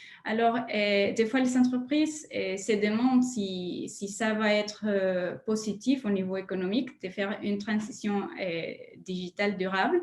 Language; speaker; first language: French; non-native, fluent; Spanish